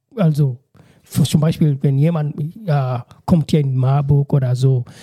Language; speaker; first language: German; non-native, learner; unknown